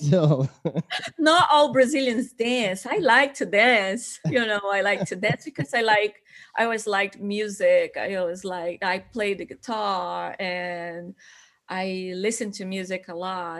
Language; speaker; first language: English; non-native, fluent; Portuguese